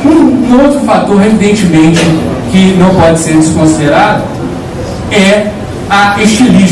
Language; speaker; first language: Portuguese; native; Portuguese